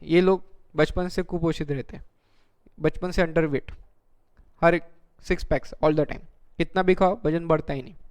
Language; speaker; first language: Hindi; non-native, local second language; Marathi